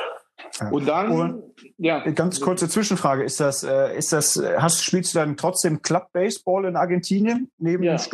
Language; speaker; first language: German; native; German